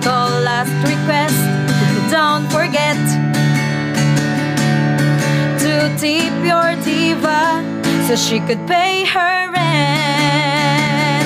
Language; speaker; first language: English; non-native, local second language; Cebuano